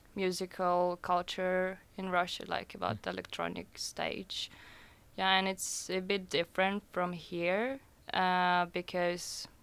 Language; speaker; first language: English; non-native, fluent; Russian